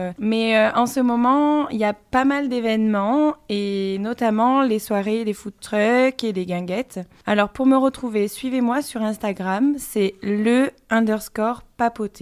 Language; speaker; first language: French; native; French